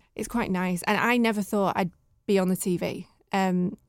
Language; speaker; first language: English; native; English